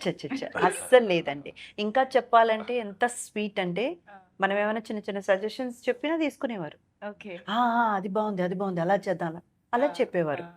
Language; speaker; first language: Telugu; native; Telugu